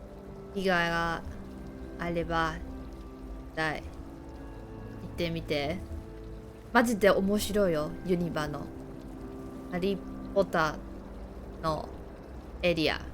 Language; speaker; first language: Japanese; non-native, learner; Chinese